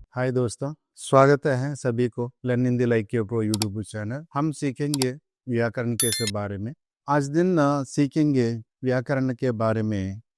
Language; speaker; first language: Hindi; non-native, local second language; Telugu